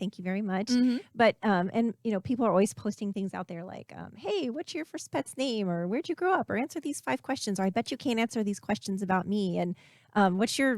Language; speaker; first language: English; native; English